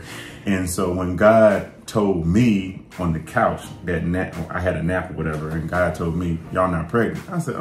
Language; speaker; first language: English; native; English